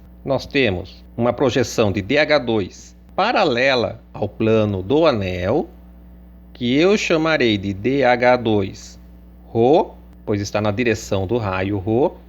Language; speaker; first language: Portuguese; native; Portuguese